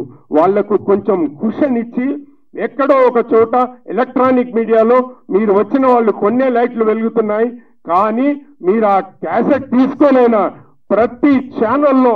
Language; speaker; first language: Telugu; native; Telugu